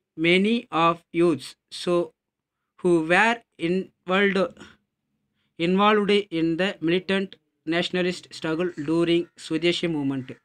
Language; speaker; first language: English; non-native, local second language; Tamil